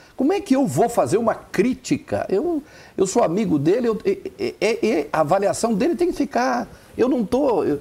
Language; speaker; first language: Portuguese; non-native, local second language; German